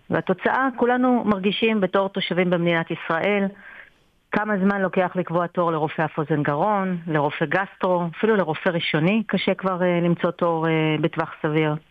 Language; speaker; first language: Hebrew; native; Hebrew